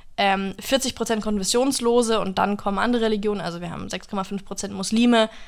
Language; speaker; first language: German; non-native, fluent; English